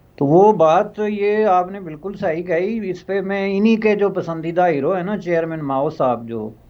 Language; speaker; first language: Urdu; non-native, local second language; Pahari-Potwari